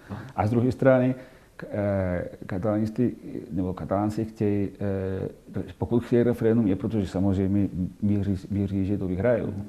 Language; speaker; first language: Czech; non-native, fluent; Catalan